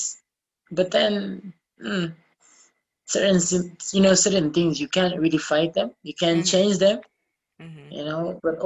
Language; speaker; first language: English; non-native, local second language; Bemba